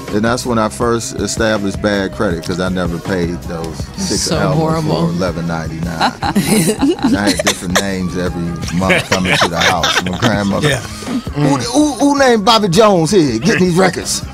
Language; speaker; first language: English; native; English